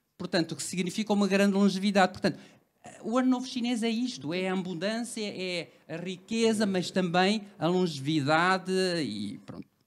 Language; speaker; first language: Portuguese; early bilingual, other home language; Cantonese